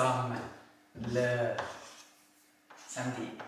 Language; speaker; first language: French; non-native, learner; Thai